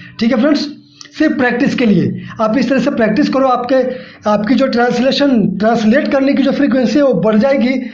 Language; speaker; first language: Hindi; native; Hindi